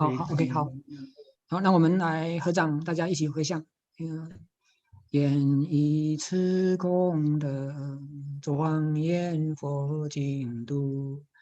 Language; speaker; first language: Chinese; native; Chinese